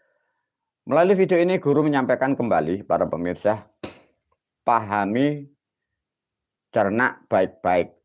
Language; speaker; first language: Indonesian; non-native, local second language; Javanese